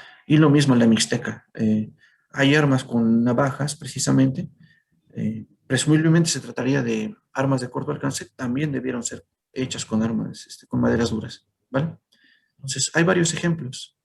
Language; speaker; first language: Spanish; native; Spanish